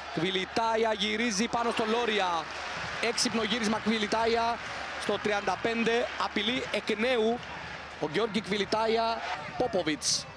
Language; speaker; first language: Greek; native; Greek